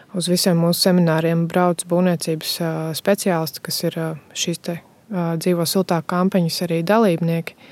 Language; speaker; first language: Latvian; native; Latvian